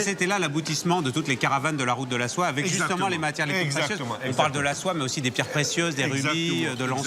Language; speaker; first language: French; native; French